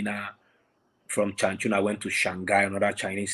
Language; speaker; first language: English; non-native, local second language; Yoruba